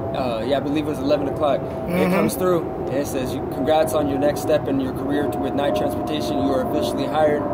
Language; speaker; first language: English; native; English